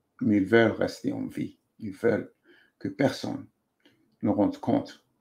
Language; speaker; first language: French; non-native, local second language; Arabic